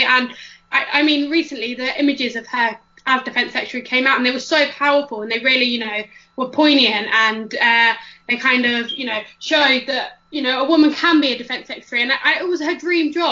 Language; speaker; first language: English; native; English